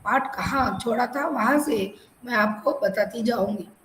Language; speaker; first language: Hindi; non-native, local second language; Telugu